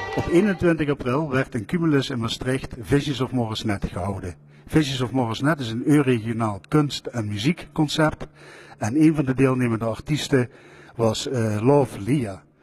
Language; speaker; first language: Dutch; native; Dutch